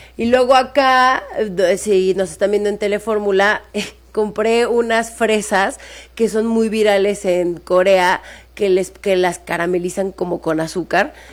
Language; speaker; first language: Spanish; native; Spanish